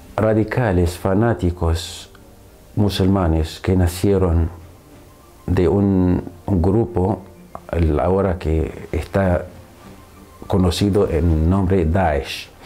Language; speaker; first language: Spanish; non-native, fluent; Arabic